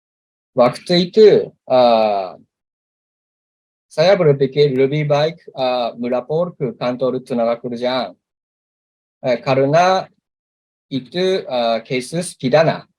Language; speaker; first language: Indonesian; non-native, learner; Japanese